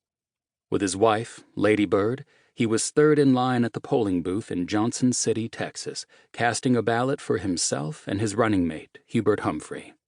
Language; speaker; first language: English; native; English